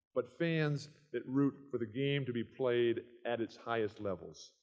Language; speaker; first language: English; native; English